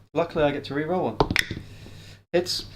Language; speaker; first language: English; native; English